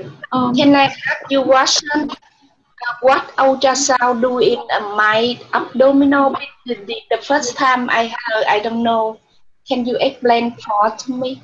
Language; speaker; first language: English; non-native, learner; Vietnamese